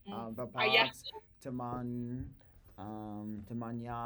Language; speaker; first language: Indonesian; non-native, learner; English